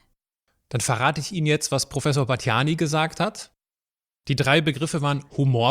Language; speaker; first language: German; native; German